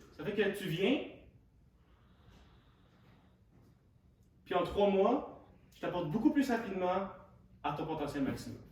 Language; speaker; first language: French; native; French